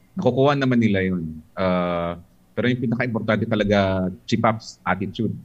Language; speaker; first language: Filipino; non-native, local second language; Hiligaynon